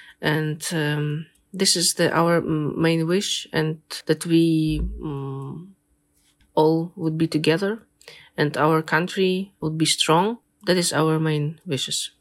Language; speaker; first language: English; non-native, fluent; Ukrainian